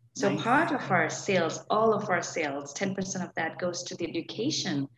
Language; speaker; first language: English; non-native, local second language; Hindi